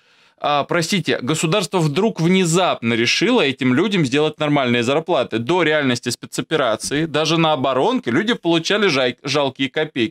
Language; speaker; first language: Russian; native; Russian